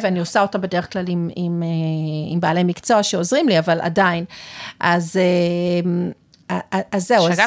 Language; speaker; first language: Hebrew; native; Hebrew